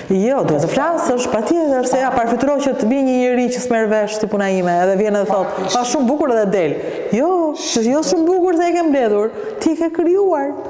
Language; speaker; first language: Albanian; native; Albanian